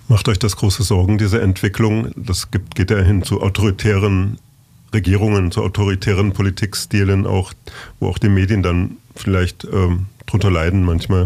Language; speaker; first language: German; native; German